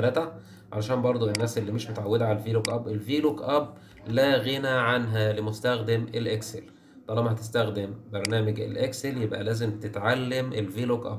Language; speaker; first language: Arabic; native; Arabic